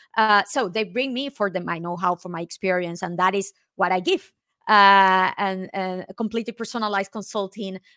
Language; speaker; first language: English; non-native, fluent; Spanish